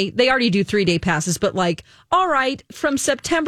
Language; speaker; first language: English; native; English